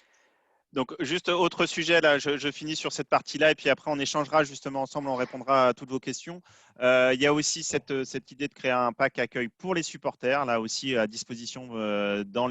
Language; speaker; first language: French; native; French